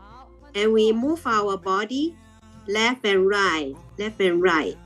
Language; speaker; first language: English; non-native, learner; Chinese